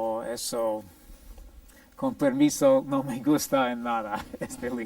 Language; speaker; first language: Spanish; non-native, fluent; English